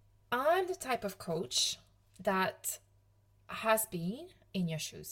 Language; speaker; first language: English; non-native, fluent; French